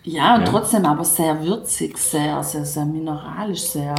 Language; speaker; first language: German; native; German